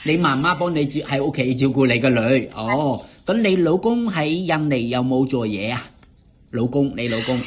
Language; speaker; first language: Cantonese; native; Cantonese